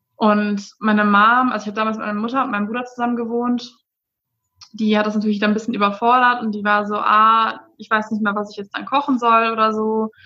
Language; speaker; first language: German; native; German